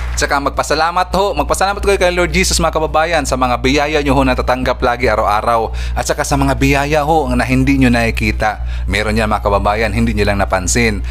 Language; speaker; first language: Filipino; non-native, local second language; Cebuano